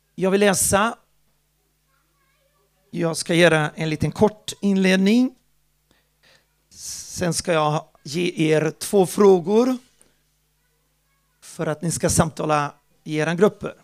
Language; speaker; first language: Swedish; non-native, fluent; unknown